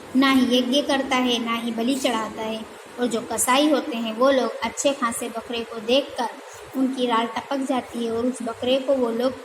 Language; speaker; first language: Hindi; non-native, local second language; Gujarati